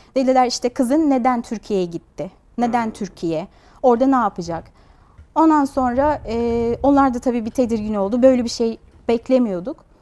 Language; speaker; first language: Turkish; non-native, fluent; Uyghur